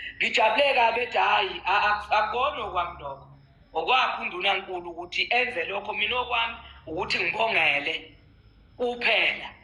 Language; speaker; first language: Zulu; native; Zulu